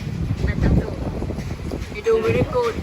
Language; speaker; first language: English; non-native, learner; Thai